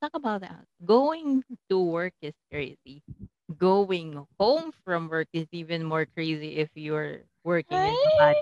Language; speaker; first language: English; non-native, local second language; Filipino